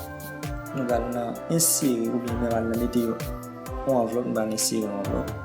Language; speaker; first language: French; non-native, learner; Haitian Creole